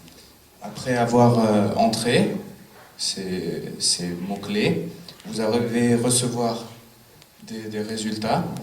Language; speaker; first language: French; non-native, fluent; Romanian